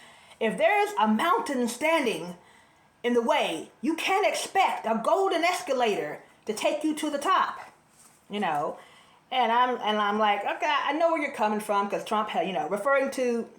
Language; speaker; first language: English; native; English